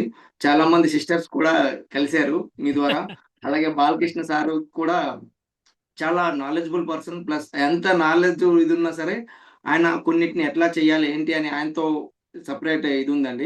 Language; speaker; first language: Telugu; native; Telugu